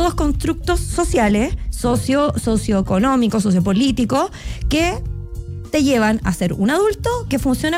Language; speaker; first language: Spanish; native; Spanish